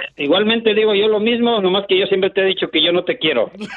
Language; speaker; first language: Spanish; native; Spanish